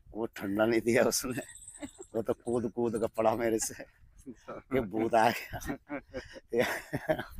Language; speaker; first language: Hindi; native; Hindi